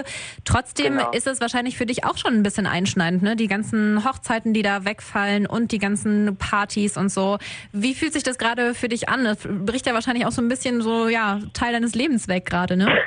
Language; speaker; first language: German; native; German